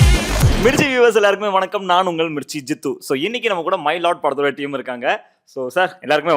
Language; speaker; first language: Tamil; native; Tamil